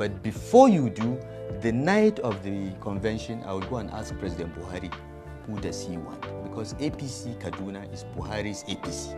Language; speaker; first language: English; non-native, local second language; Hausa